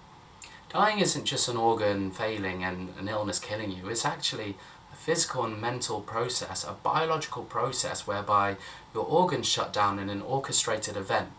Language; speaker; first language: English; native; English